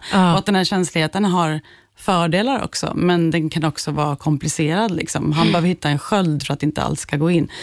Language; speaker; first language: Swedish; native; Swedish